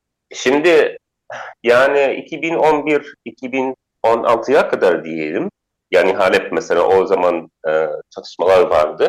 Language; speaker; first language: Turkish; non-native, fluent; Arabic